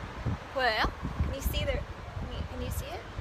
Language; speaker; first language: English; early bilingual, other home language; Korean